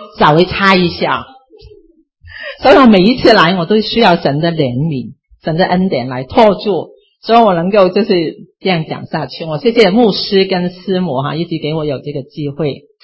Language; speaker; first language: Chinese; non-native, local second language; Cantonese